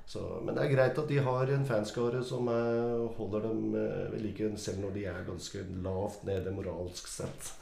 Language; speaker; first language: Norwegian; early bilingual, other home language; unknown